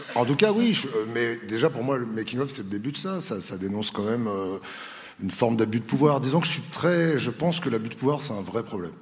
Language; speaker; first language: French; native; French